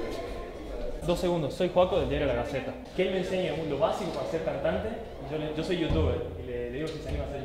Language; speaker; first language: Spanish; native; Spanish